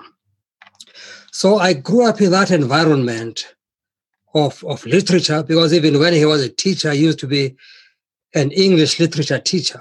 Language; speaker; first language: English; non-native, local second language; Xhosa